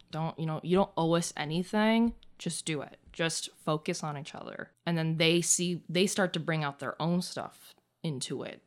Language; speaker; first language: English; early bilingual, other home language; Russian